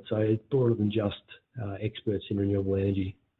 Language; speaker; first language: English; native; English